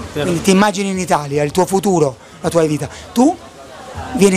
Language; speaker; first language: Italian; native; Italian